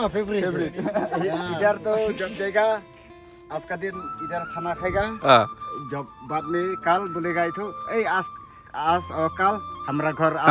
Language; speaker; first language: Hindi; non-native, local second language; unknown